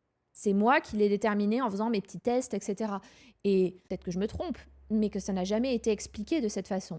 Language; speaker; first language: French; native; French